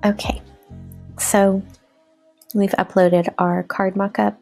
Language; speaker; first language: English; native; English